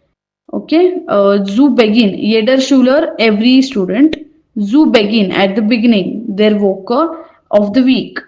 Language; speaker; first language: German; non-native, fluent; Hindi